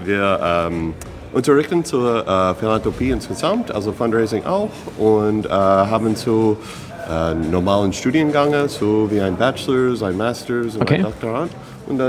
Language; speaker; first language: German; non-native, fluent; English